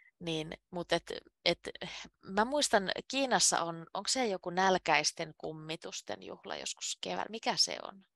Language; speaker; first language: Finnish; native; Finnish